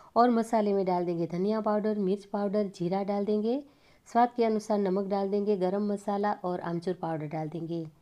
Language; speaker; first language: Hindi; non-native, local second language; Gujarati